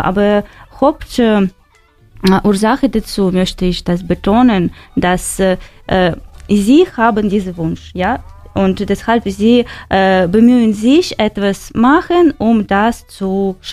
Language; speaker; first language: German; non-native, learner; Ukrainian